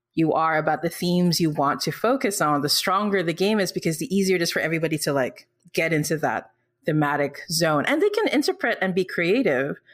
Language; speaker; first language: English; non-native, local second language; Filipino